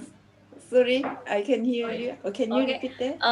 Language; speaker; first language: English; non-native, learner; Korean